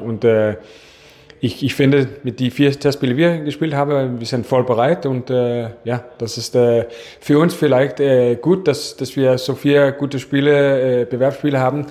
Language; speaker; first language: German; non-native, fluent; Danish